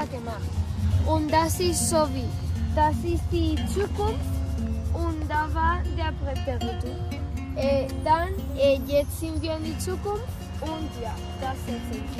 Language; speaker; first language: German; non-native, learner; Spanish